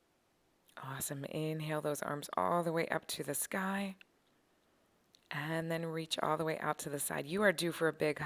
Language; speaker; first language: English; native; English